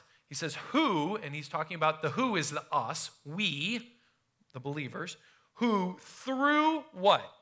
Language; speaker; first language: English; native; English